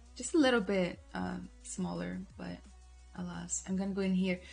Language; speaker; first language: English; non-native, fluent; Portuguese